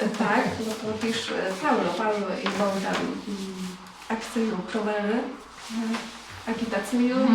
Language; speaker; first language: Polish; non-native, local second language; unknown